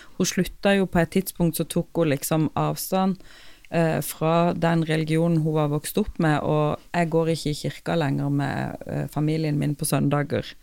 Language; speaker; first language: Norwegian; native; Norwegian